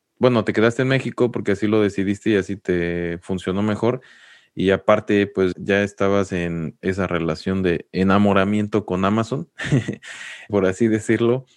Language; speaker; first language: Spanish; native; Spanish